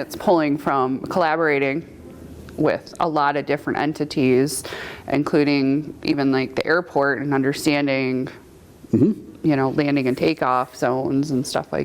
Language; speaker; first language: English; native; English